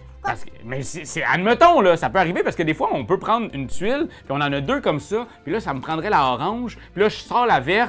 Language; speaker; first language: French; native; French